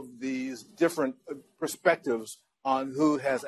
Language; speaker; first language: English; native; English